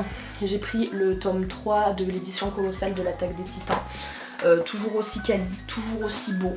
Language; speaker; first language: French; native; French